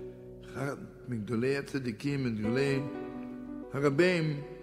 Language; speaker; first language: Hebrew; non-native, fluent; Yiddish